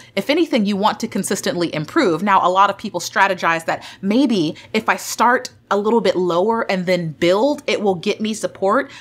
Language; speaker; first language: English; native; English